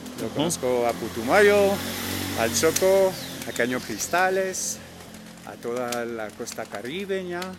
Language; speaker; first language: Spanish; non-native, fluent; French